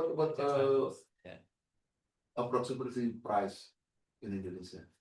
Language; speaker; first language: English; non-native, learner; Indonesian